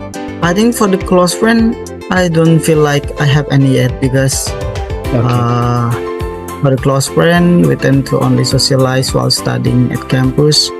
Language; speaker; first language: English; non-native, fluent; Indonesian